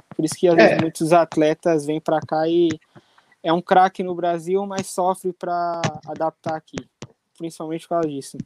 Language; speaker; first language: Portuguese; native; Portuguese